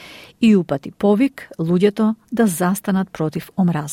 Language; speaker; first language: Macedonian; native; Macedonian